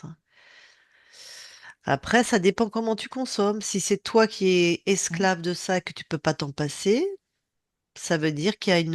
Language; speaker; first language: French; native; French